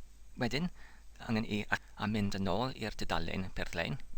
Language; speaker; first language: Welsh; non-native, fluent; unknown